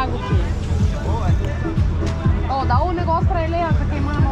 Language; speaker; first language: Portuguese; native; Portuguese